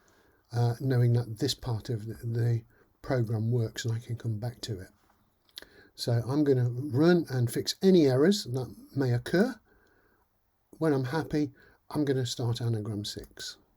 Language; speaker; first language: English; native; English